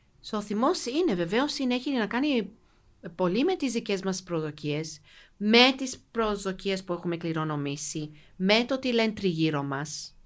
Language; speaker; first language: Greek; native; Greek